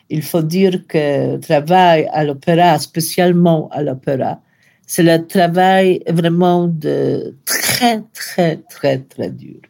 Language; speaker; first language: French; non-native, learner; Polish